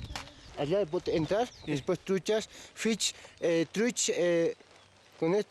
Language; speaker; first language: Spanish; non-native, local second language; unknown